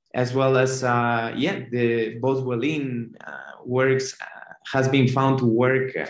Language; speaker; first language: English; non-native, fluent; Spanish